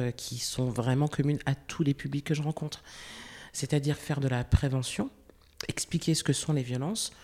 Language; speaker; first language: French; native; French